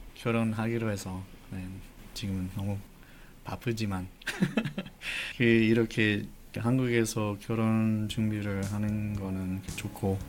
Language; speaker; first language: Korean; non-native, fluent; English